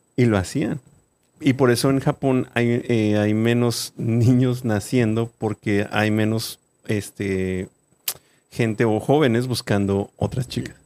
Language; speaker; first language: Spanish; native; Spanish